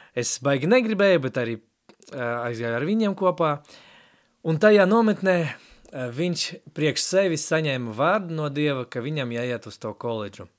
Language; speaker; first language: Latvian; non-native, local second language; Russian